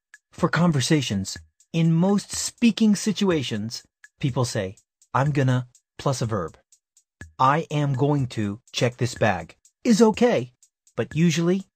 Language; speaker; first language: English; native; English